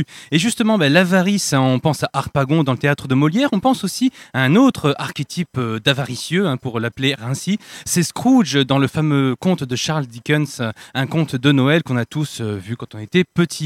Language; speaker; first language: French; native; French